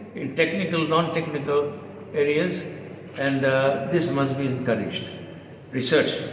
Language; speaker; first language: English; non-native, local second language; Bangla